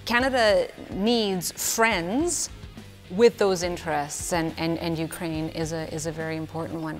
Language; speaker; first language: English; early bilingual, other home language; Ukrainian